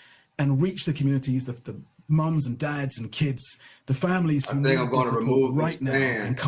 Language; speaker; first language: English; native; English